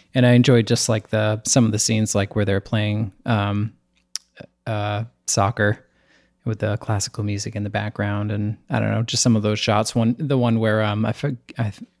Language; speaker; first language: English; native; English